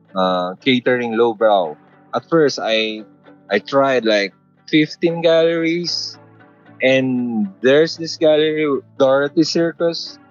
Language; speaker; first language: English; non-native, local second language; Filipino